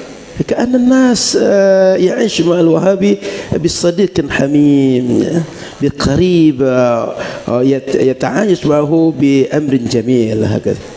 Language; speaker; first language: Arabic; non-native, fluent; Indonesian